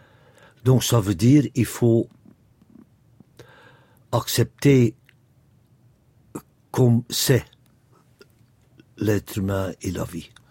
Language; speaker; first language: French; non-native, local second language; Dutch